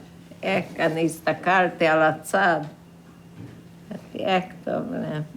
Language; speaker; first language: Hebrew; non-native, fluent; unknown